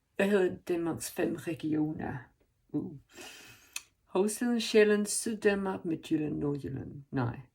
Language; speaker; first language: Danish; non-native, learner; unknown